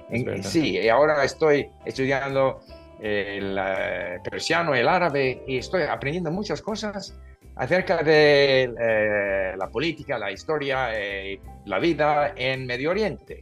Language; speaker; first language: Spanish; non-native, fluent; English